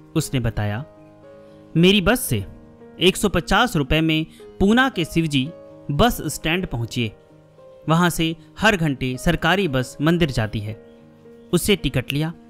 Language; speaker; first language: Hindi; native; Hindi